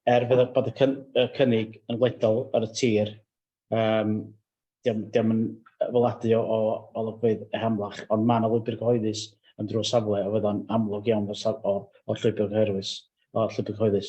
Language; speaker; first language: Welsh; native; Welsh